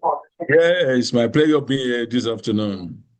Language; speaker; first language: English; non-native, local second language; Yoruba